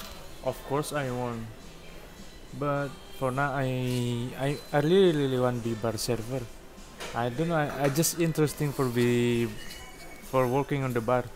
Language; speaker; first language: English; non-native, learner; Indonesian